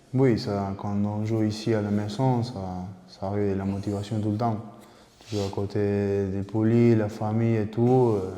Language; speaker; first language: French; non-native, learner; Spanish